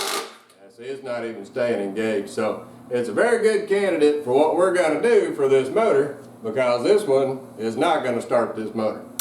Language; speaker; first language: English; native; English